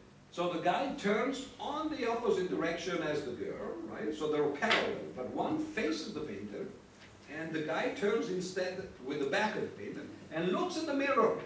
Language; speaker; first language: English; non-native, fluent; Italian